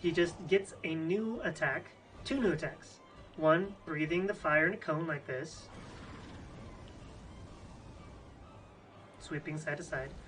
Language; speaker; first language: English; native; English